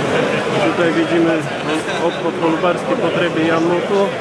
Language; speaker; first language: Polish; non-native, learner; Slovak